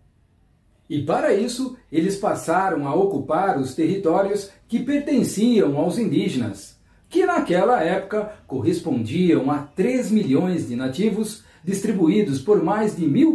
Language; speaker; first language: Portuguese; native; Portuguese